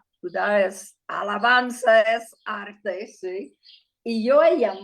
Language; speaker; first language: Spanish; non-native, fluent; English